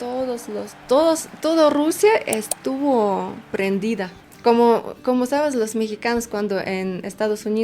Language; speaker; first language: Spanish; non-native, fluent; Russian